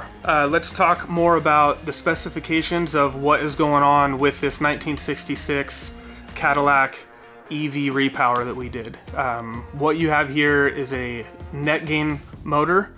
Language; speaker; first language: English; native; English